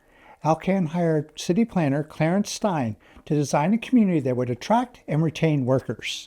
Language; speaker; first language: English; native; English